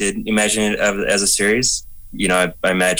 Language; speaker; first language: English; native; English